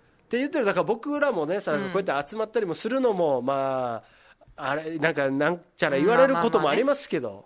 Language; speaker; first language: Japanese; native; Japanese